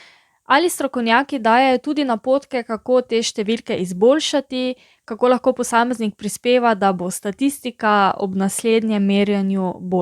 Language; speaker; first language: Slovenian; native; Slovenian